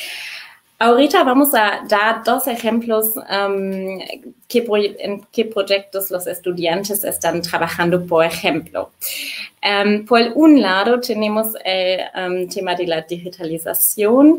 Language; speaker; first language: Spanish; non-native, fluent; German